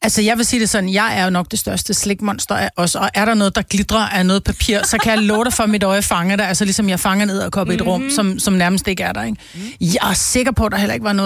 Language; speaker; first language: Danish; native; Danish